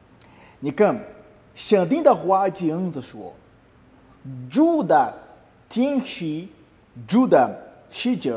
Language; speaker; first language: Chinese; non-native, fluent; Portuguese